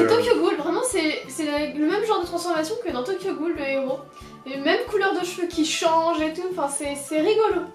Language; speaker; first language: French; native; French